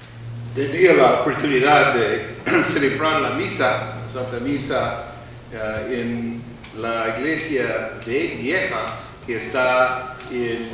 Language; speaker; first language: Spanish; non-native, fluent; English